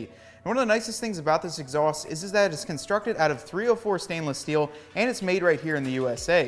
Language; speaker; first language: English; native; English